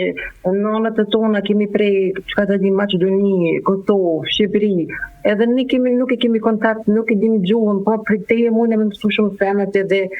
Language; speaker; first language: Albanian; non-native, learner; German